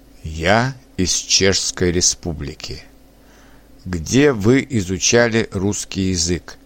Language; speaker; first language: Russian; non-native, learner; Czech